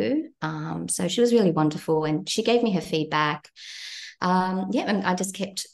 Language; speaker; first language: English; native; English